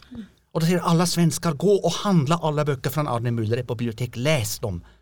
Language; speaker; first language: Swedish; non-native, fluent; French